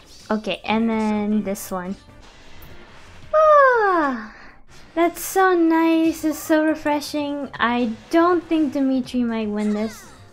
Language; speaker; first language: English; early bilingual, other home language; Spanish